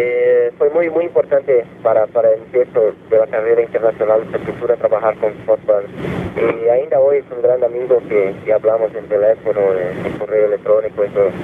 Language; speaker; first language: Spanish; non-native, fluent; Portuguese